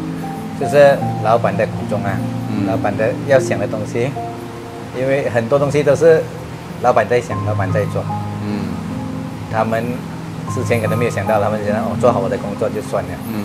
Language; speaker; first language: Chinese; non-native, local second language; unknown